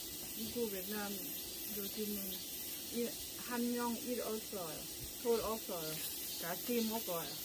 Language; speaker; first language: Korean; non-native, learner; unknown